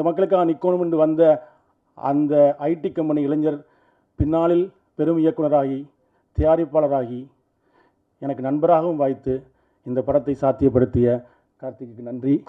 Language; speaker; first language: Tamil; native; Tamil